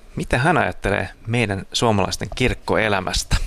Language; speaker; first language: Finnish; native; Finnish